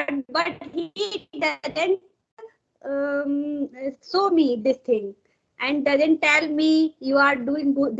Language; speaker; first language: English; non-native, learner; Hindi